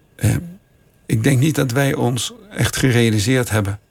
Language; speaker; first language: Dutch; native; Dutch